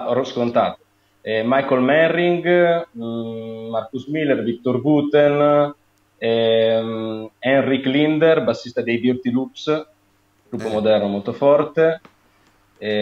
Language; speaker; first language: Italian; native; Italian